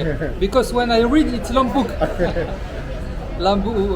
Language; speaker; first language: English; non-native, learner; French